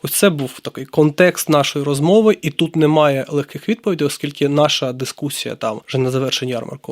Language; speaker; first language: Ukrainian; native; Ukrainian